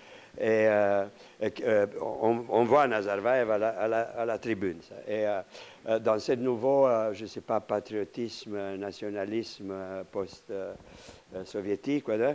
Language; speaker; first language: French; non-native, fluent; Romanian